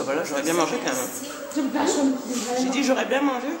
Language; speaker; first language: French; native; French